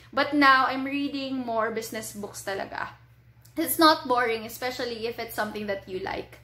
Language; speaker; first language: English; non-native, local second language; Filipino